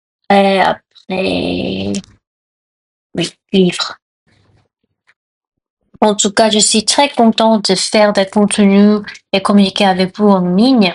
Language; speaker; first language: French; non-native, fluent; Korean